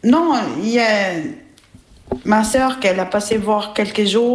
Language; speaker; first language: French; non-native, learner; Albanian